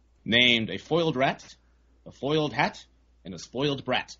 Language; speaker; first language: English; native; English